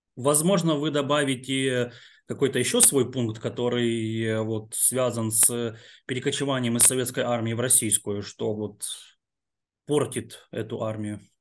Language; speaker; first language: Russian; non-native, local second language; Ukrainian